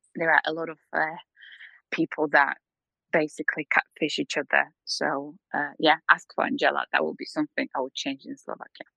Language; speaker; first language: English; non-native, fluent; Polish